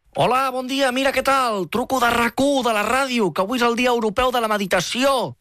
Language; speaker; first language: Catalan; native; Catalan